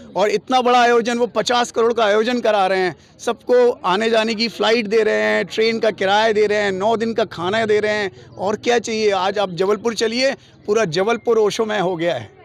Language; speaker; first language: Hindi; native; Hindi